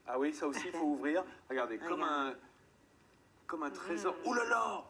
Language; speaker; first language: French; native; French